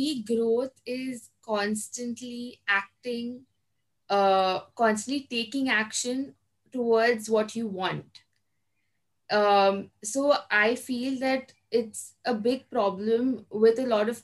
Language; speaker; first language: English; non-native, local second language; Hindi